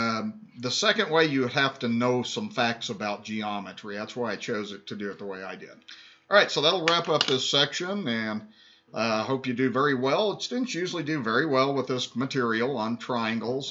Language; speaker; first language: English; native; English